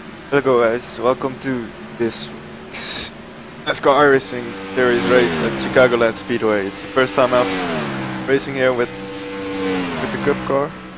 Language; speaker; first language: English; non-native, fluent; Dutch